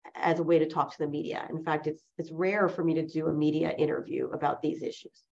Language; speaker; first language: English; early bilingual, other home language; Chinese